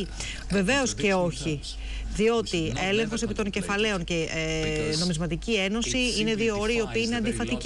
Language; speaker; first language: Greek; native; Greek